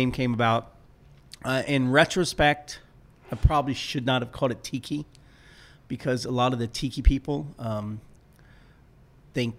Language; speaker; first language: English; native; English